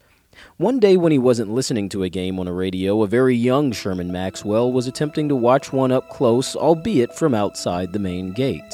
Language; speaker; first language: English; native; English